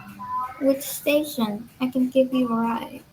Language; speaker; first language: English; non-native, learner; Vietnamese